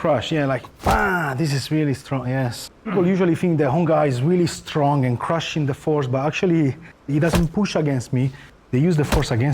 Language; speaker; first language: English; non-native, fluent; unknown